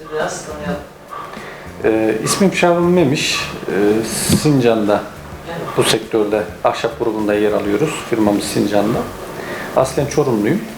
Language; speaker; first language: Turkish; native; Turkish